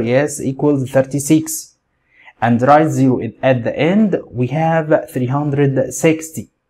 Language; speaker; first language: English; non-native, fluent; Arabic